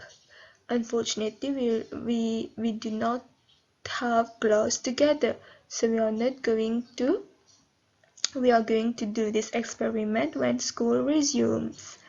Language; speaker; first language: English; non-native, local second language; Morisyen